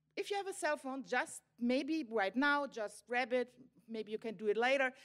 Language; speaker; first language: English; non-native, fluent; German